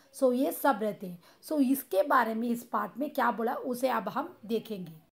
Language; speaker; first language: Hindi; non-native, local second language; Tamil